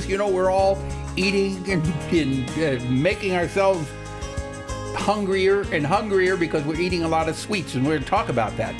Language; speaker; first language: English; native; English